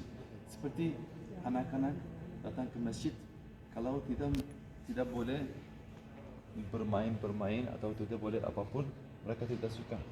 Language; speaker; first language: Indonesian; non-native, learner; Turkish